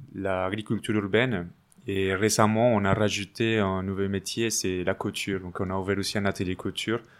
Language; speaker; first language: French; non-native, fluent; Spanish